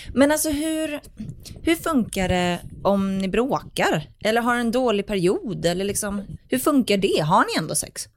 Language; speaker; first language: Swedish; native; Swedish